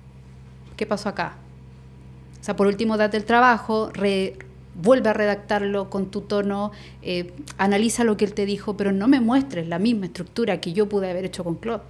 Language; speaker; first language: Spanish; native; Spanish